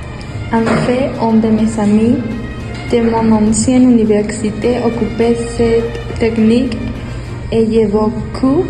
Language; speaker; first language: French; non-native, learner; Spanish